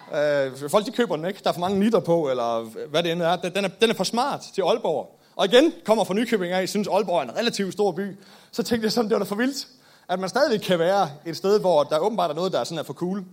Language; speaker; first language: Danish; native; Danish